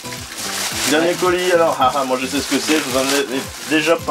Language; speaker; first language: French; native; French